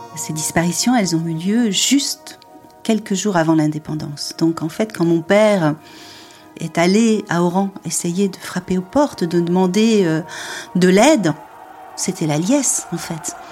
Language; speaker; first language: French; native; French